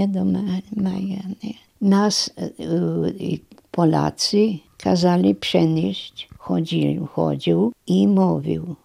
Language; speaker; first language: Polish; non-native, local second language; German